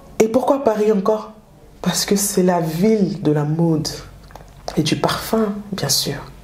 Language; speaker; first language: French; early bilingual, other home language; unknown